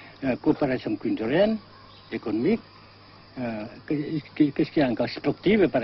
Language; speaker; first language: French; non-native, fluent; Vietnamese